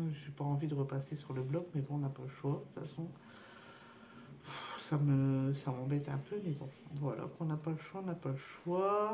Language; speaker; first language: French; native; French